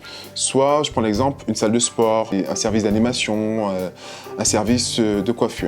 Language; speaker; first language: French; native; French